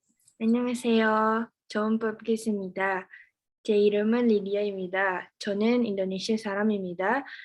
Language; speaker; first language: Korean; non-native, learner; Indonesian